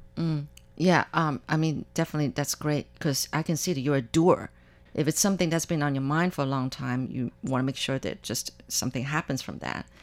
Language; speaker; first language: English; non-native, fluent; Chinese